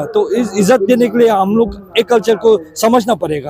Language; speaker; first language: Hindi; non-native, fluent; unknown